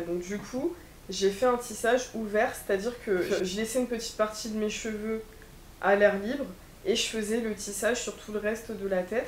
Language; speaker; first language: French; native; French